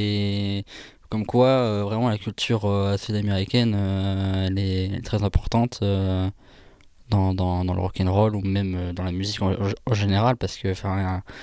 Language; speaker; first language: French; native; French